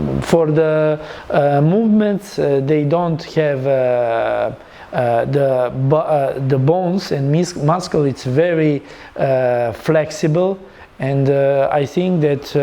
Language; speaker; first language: English; non-native, learner; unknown